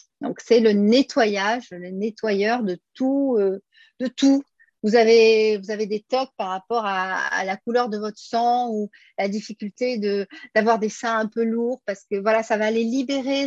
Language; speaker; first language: French; native; French